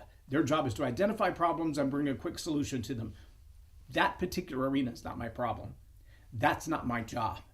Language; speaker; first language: English; native; English